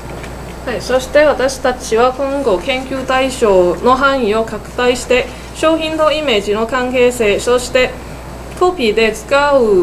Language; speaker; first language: Japanese; non-native, learner; Cantonese